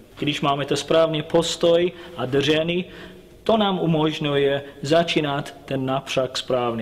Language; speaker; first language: Czech; non-native, learner; English